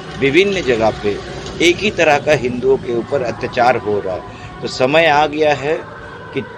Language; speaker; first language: Hindi; non-native, local second language; Bangla